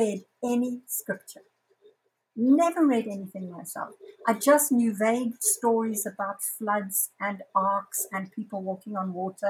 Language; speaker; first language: English; native; English